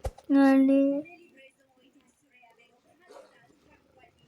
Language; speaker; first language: French; native; French